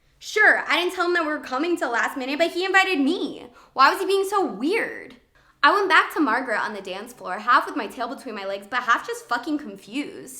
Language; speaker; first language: English; native; English